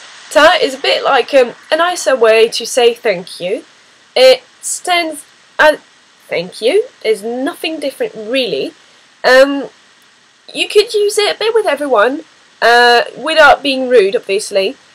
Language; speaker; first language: English; non-native, fluent; French